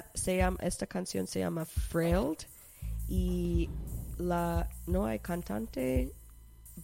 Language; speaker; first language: Spanish; non-native, learner; English